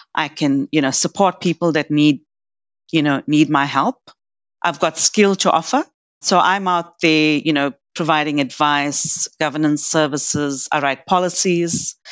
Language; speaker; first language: English; native; English